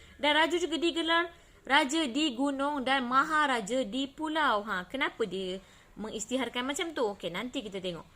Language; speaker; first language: Malay; native; Malay